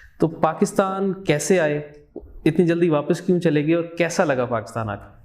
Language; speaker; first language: Urdu; native; Urdu